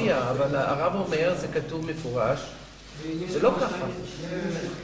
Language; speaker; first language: Hebrew; non-native, fluent; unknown